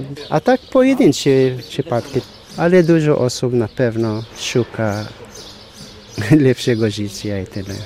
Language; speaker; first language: Polish; non-native, fluent; Arabic